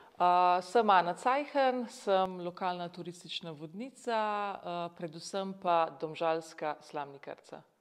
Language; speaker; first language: Slovenian; native; Slovenian